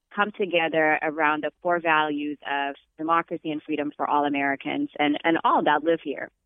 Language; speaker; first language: English; non-native, fluent; Amharic